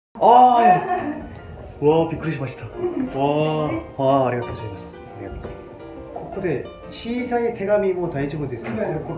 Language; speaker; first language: Japanese; non-native, learner; Korean